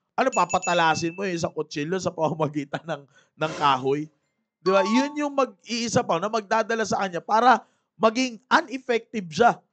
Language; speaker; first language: Filipino; native; Filipino